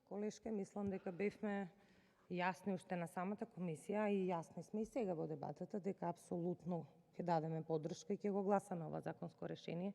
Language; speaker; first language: Macedonian; native; Macedonian